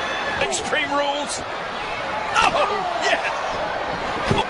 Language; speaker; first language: English; native; English